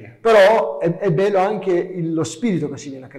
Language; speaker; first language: Italian; native; Italian